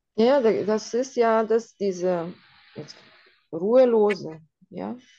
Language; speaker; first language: German; non-native, fluent; Russian